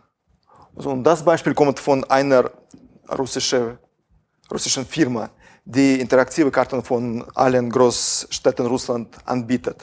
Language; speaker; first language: German; non-native, fluent; Russian